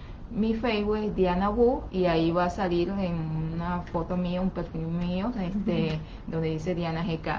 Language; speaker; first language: Spanish; non-native, fluent; Chinese